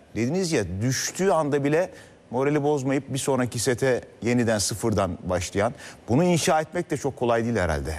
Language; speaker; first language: Turkish; native; Turkish